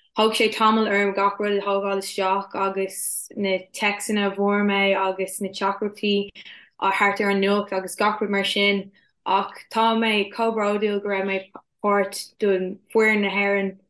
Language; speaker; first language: Irish; non-native, local second language; English